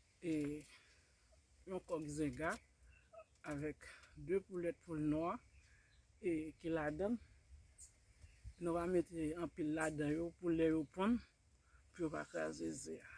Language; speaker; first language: French; non-native, learner; Haitian Creole